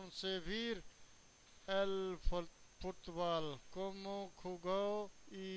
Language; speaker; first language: Spanish; non-native, learner; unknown